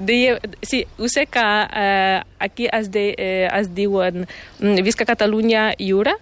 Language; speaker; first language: Catalan; non-native, fluent; Ukrainian